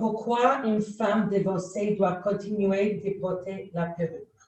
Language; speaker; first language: French; non-native, learner; English